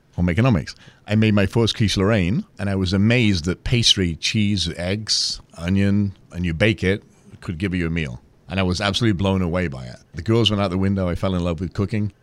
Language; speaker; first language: English; native; English